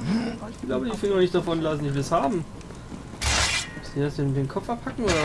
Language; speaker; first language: German; native; German